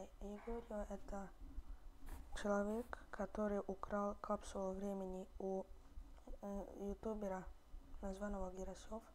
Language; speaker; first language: Russian; early bilingual, heritage; Russian